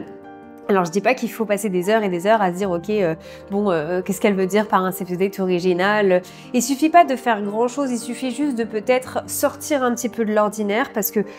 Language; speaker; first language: French; native; French